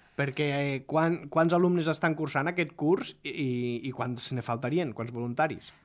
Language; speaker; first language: Catalan; native; Catalan